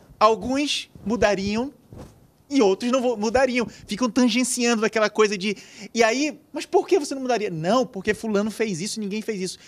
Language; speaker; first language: Portuguese; native; Portuguese